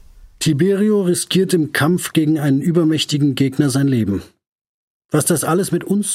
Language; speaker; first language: German; native; German